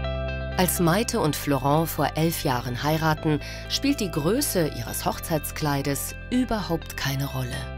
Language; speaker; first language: German; native; German